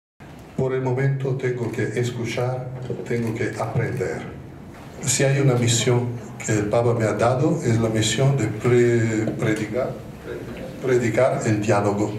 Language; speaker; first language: Spanish; non-native, fluent; Italian